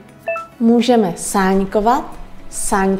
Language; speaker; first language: Czech; early bilingual, other home language; Vietnamese